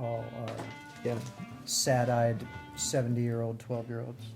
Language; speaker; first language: English; native; English